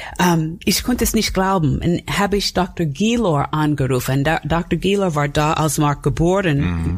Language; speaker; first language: German; non-native, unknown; English